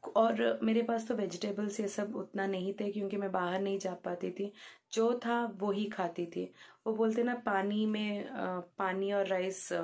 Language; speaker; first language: Hindi; non-native, local second language; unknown